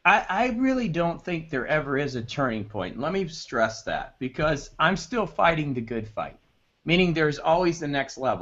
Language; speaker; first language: English; native; English